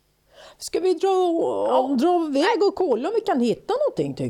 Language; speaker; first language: Swedish; native; Swedish